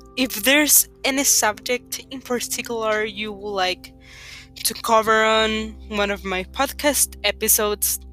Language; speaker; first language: English; non-native, fluent; Spanish